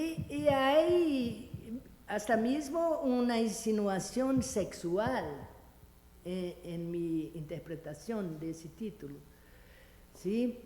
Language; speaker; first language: Spanish; non-native, fluent; Portuguese